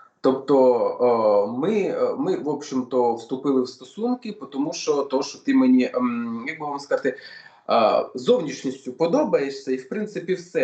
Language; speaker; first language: Ukrainian; non-native, local second language; Russian